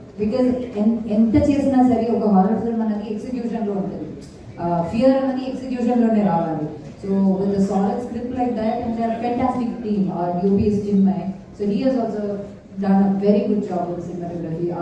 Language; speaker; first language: Telugu; non-native, fluent; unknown